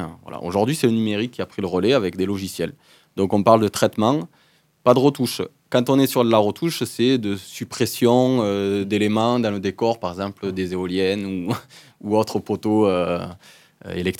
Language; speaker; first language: French; native; French